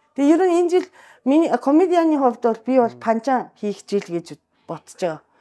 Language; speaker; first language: Mongolian; non-native, fluent; Japanese